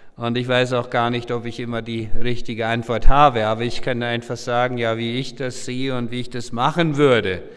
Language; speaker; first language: German; non-native, local second language; Low German